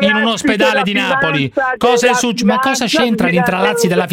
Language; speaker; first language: Italian; native; Italian